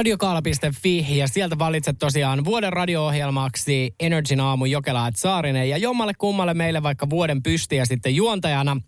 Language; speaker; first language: Finnish; native; Finnish